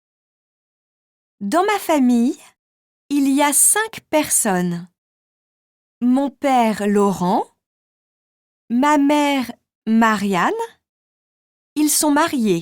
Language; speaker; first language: French; native; French